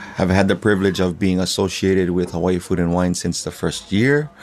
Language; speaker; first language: English; native; English